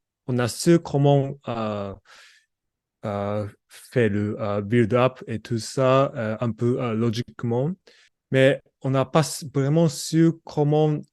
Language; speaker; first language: French; non-native, learner; Japanese